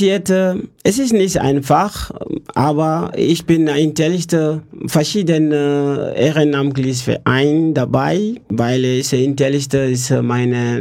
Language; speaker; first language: German; non-native, learner; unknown